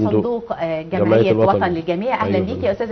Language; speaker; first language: Arabic; native; Arabic